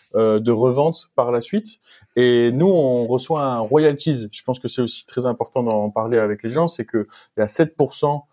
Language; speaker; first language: French; native; French